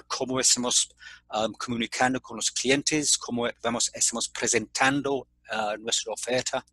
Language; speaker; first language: Spanish; non-native, fluent; English